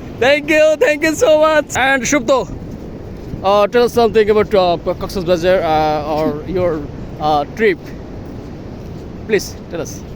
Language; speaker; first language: English; non-native, learner; Bangla